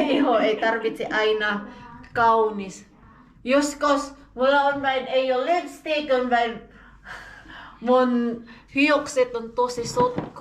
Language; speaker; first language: Finnish; non-native, learner; Filipino